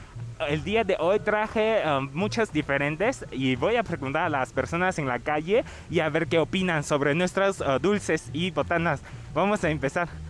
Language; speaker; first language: Spanish; non-native, fluent; Chinese